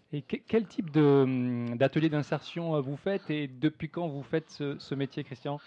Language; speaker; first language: French; native; French